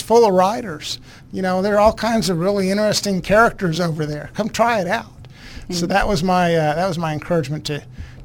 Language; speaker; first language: English; native; English